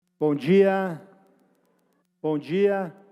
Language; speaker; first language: Portuguese; native; Portuguese